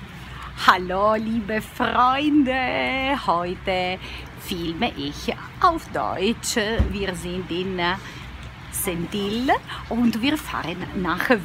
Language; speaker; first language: German; non-native, learner; Italian